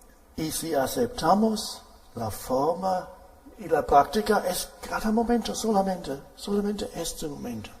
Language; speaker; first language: Spanish; non-native, fluent; German